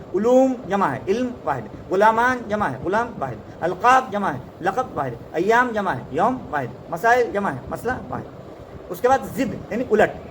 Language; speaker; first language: Urdu; native; Urdu